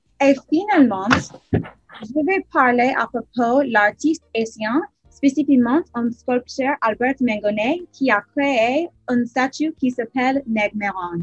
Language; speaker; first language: French; non-native, learner; English